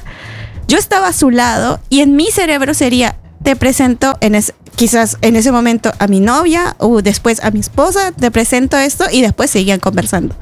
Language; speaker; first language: Spanish; native; Spanish